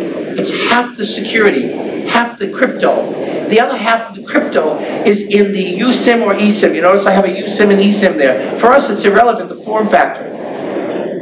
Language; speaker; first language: English; native; English